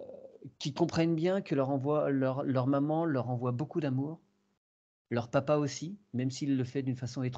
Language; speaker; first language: French; native; French